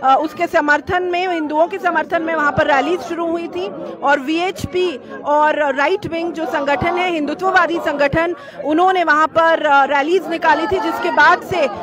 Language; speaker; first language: Hindi; native; Hindi